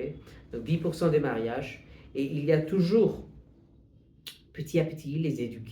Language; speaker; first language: French; non-native, fluent; Hindi